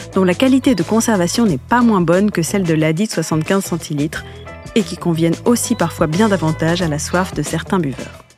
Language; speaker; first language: French; native; French